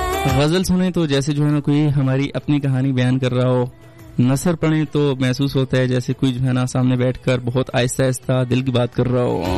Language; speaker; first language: Hindi; non-native, local second language; Pashto